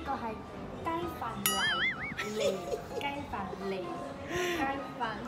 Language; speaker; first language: Cantonese; non-native, learner; Chinese